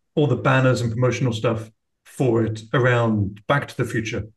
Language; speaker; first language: English; native; English